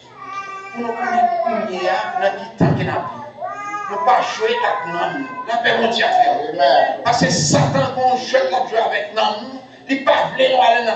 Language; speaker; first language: French; non-native, local second language; Haitian Creole